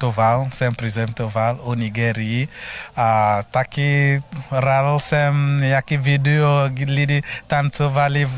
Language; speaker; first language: Czech; non-native, learner; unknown